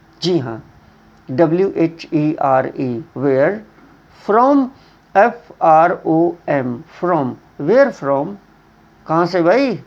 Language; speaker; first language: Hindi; native; Hindi